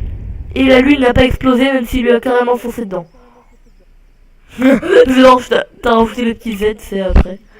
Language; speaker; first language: French; native; French